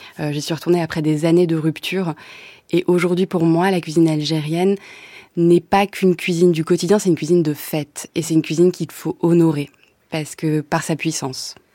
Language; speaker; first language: French; native; French